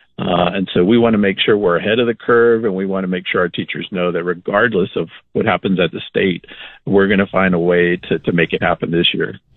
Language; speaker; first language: English; native; English